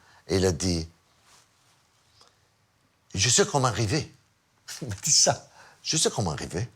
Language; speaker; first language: French; non-native, fluent; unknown